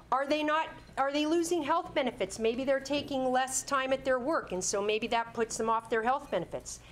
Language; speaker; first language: English; native; English